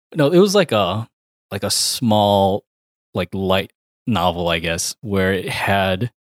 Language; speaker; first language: English; early bilingual, other home language; Filipino